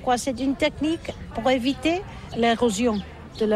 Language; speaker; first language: French; non-native, learner; Catalan